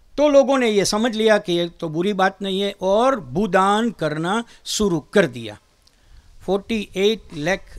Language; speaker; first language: Hindi; non-native, local second language; Gujarati